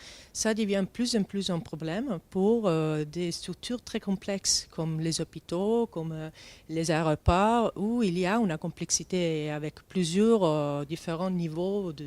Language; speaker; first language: French; non-native, fluent; Italian